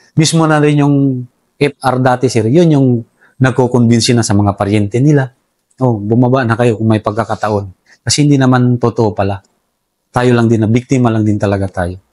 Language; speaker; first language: Filipino; non-native, local second language; Cebuano